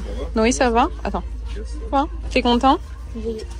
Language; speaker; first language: French; native; French